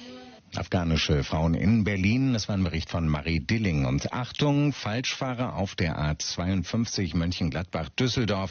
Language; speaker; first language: German; native; German